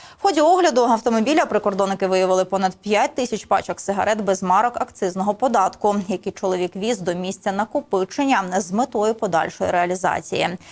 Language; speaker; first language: Ukrainian; native; Ukrainian